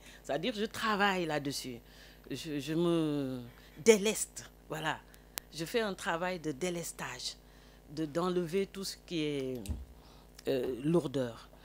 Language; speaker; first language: French; non-native, local second language; Wolof